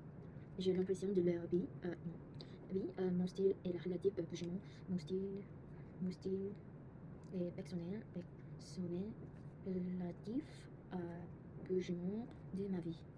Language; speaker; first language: French; non-native, learner; Korean